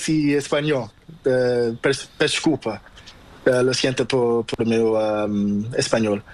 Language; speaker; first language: Spanish; non-native, learner; Portuguese